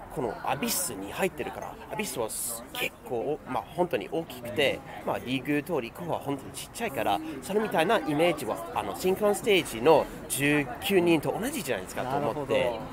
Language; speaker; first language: Japanese; non-native, fluent; English